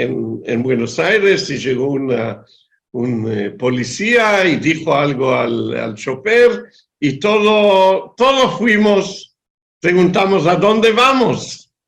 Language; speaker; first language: Spanish; non-native, fluent; Hebrew